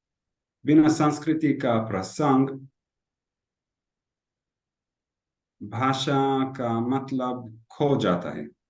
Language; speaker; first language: Hindi; non-native, learner; Hebrew